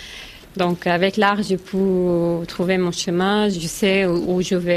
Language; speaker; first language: French; non-native, local second language; Arabic